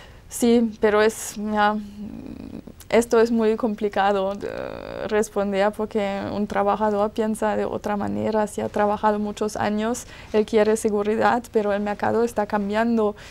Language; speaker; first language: Spanish; non-native, fluent; German